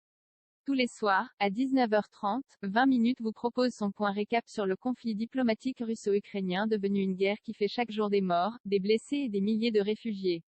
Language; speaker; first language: French; native; French